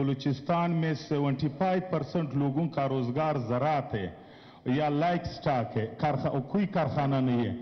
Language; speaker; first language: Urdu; non-native, local second language; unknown